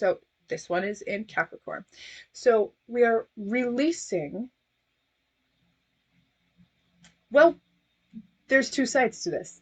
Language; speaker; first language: English; native; English